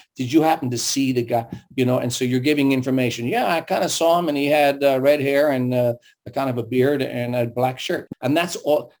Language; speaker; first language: English; early bilingual, other home language; German